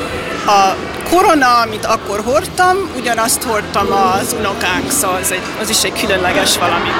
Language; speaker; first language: Hungarian; early bilingual, heritage; Hungarian